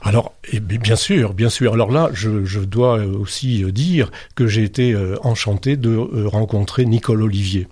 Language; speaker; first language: French; native; French